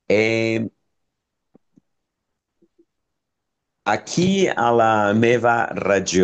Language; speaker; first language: Catalan; non-native, fluent; Spanish